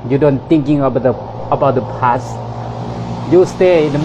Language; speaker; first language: English; non-native, learner; Thai